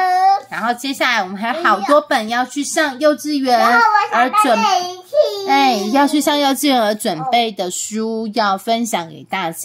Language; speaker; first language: Chinese; native; Chinese